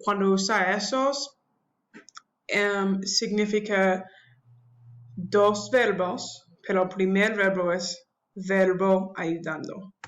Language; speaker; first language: Spanish; non-native, learner; English